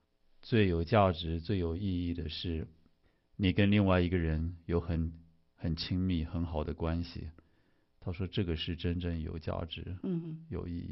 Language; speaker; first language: Chinese; native; Chinese